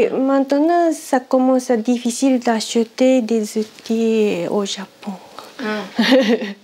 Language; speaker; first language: French; non-native, learner; Japanese